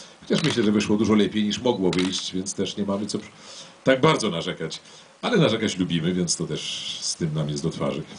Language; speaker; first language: Polish; native; Polish